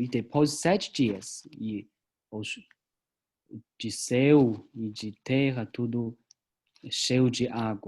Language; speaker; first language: Portuguese; non-native, learner; Chinese